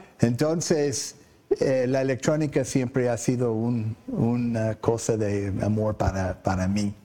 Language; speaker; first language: Spanish; non-native, fluent; English